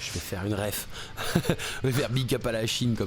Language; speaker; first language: French; native; French